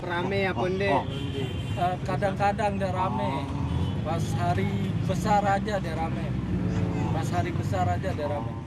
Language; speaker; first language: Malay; non-native, local second language; Sasak